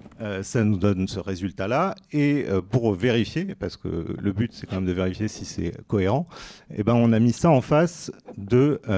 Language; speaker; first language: French; native; French